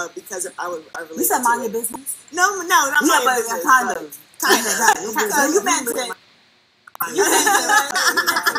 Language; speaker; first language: English; native; English